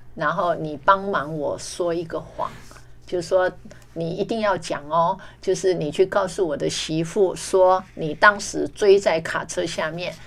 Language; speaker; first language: Chinese; native; Chinese